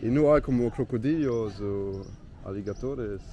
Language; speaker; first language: Spanish; non-native, learner; English